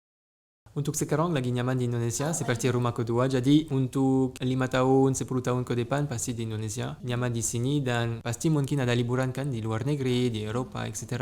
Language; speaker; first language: Indonesian; non-native, fluent; French